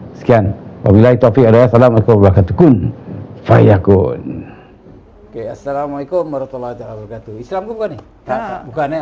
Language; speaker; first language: Malay; native; Malay